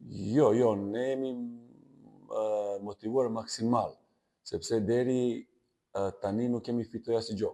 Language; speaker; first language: Albanian; non-native, fluent; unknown